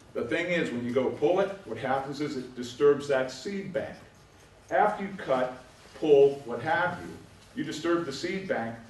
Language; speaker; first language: English; native; English